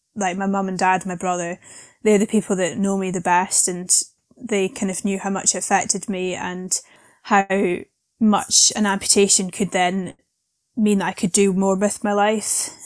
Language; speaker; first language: English; native; English